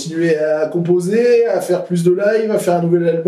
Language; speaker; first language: French; native; French